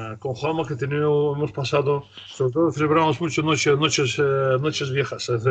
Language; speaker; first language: Spanish; non-native, fluent; Russian